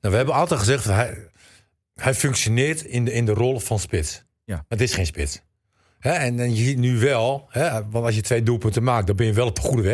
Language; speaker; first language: Dutch; native; Dutch